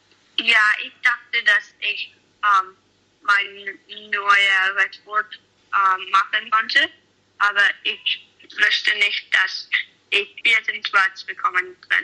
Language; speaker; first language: German; non-native, learner; English